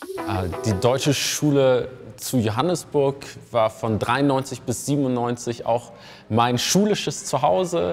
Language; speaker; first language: German; early bilingual, heritage; German